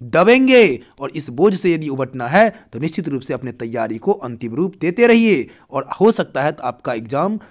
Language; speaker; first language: Hindi; native; Hindi